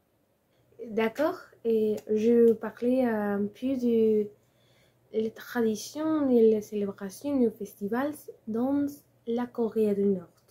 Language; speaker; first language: French; non-native, learner; Spanish